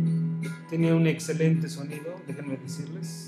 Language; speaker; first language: Spanish; native; Spanish